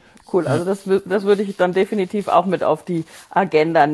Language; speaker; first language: German; native; German